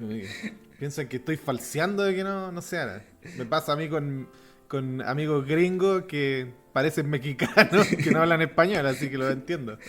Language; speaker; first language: Spanish; native; Spanish